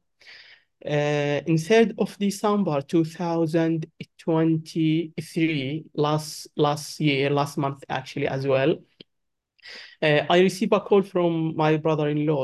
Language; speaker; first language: English; non-native, learner; Arabic